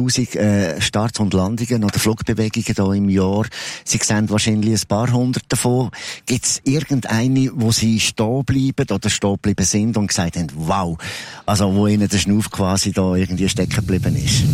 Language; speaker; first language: German; native; German